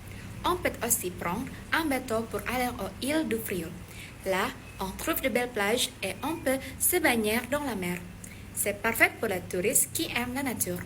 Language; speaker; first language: French; non-native, learner; Indonesian